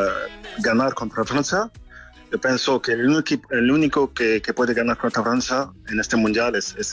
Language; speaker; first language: Spanish; non-native, fluent; French